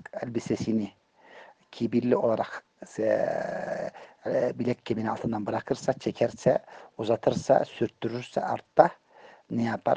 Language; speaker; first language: Turkish; native; Turkish